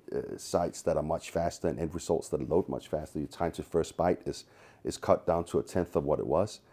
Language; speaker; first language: English; non-native, fluent; Danish